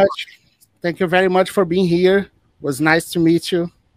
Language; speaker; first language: English; non-native, fluent; Portuguese